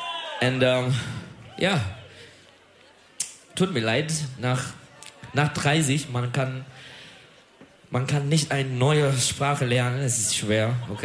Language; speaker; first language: German; non-native, learner; Turkish